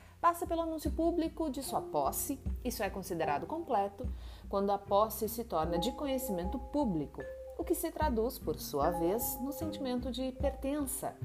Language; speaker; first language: Portuguese; native; Portuguese